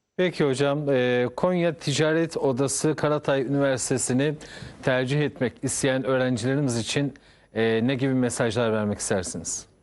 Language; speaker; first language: Turkish; native; Turkish